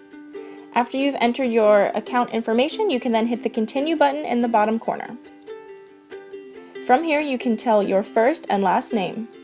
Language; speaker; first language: English; native; English